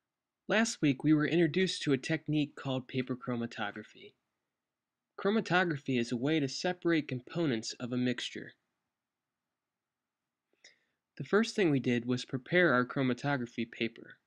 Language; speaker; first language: English; native; English